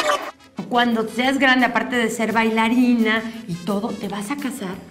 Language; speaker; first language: Spanish; native; Spanish